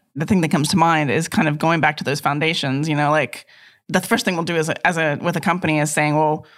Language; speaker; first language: English; native; English